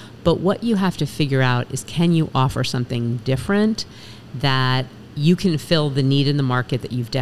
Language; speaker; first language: English; native; English